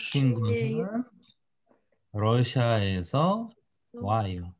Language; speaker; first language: Korean; non-native, fluent; Russian